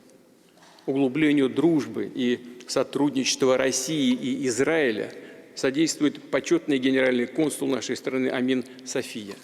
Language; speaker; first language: Russian; native; Russian